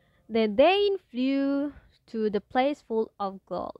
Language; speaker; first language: English; non-native, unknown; Indonesian